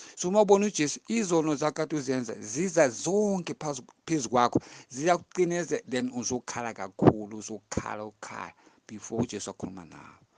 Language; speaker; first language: Zulu; non-native, local second language; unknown